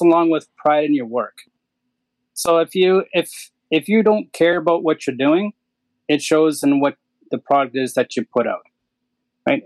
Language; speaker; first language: English; native; English